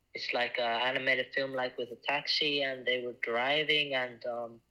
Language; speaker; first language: English; non-native, fluent; Icelandic